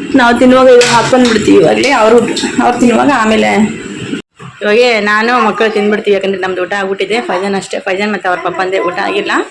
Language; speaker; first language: Kannada; non-native, local second language; Urdu